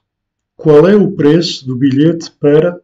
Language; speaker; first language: Portuguese; non-native, fluent; French